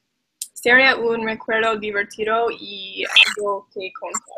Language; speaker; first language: Spanish; non-native, learner; English